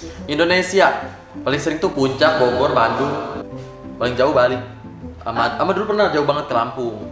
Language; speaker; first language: Indonesian; native; Indonesian